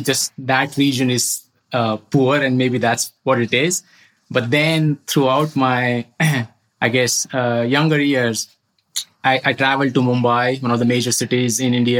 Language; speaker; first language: English; non-native, local second language; Hindi